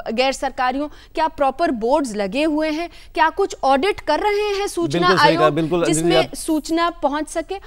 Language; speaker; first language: Hindi; native; Hindi